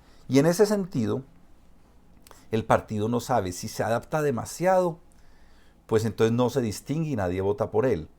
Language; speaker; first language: Spanish; native; Spanish